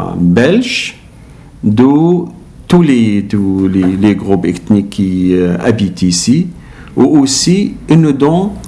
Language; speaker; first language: French; non-native, learner; Arabic